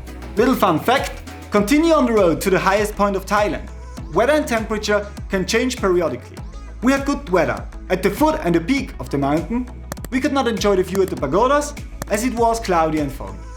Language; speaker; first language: English; non-native, fluent; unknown